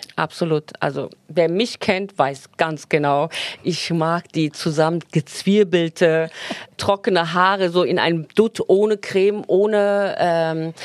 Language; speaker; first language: German; non-native, fluent; Turkish